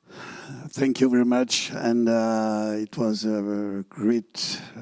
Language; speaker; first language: English; non-native, learner; French